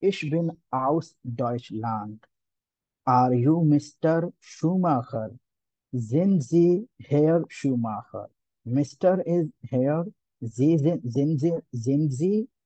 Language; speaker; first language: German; non-native, learner; Hindi